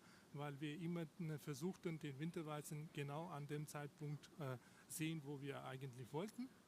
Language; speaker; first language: German; non-native, learner; Russian